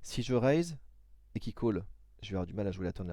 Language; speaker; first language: French; native; French